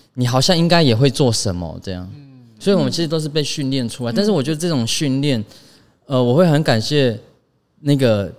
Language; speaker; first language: Chinese; non-native, local second language; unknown